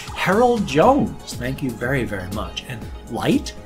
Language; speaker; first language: English; native; English